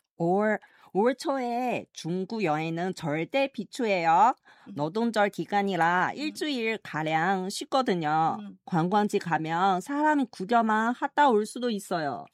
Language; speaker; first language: Korean; non-native, fluent; Chinese